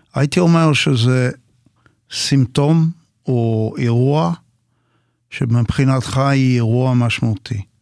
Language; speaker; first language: Hebrew; non-native, fluent; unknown